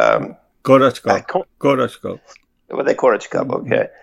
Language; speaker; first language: Swedish; non-native, fluent; English